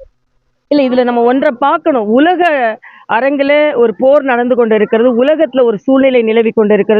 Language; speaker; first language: Tamil; native; Tamil